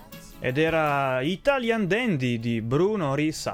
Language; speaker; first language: Italian; native; Italian